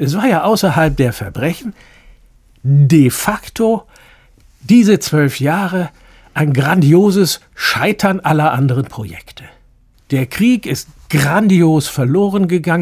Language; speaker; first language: German; native; German